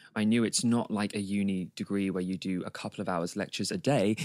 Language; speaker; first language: English; native; English